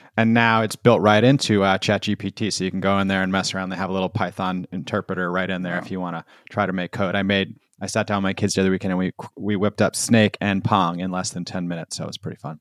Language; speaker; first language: English; native; English